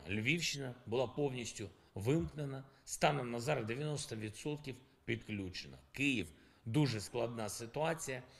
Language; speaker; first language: Ukrainian; non-native, local second language; Russian